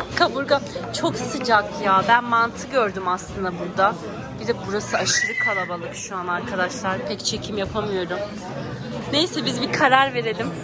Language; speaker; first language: Turkish; early bilingual, heritage; Turkish